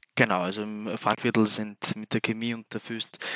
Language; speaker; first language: German; native; German